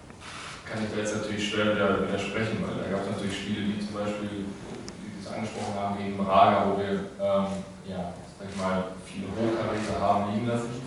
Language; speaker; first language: German; native; German